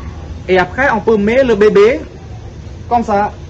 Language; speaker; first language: French; non-native, fluent; Khmer